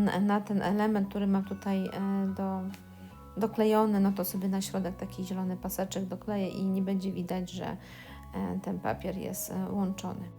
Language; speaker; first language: Polish; native; Polish